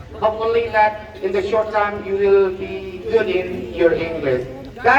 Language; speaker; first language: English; non-native, learner; Indonesian